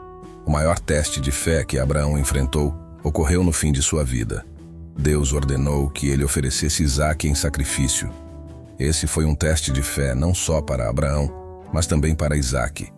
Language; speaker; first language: Portuguese; native; Portuguese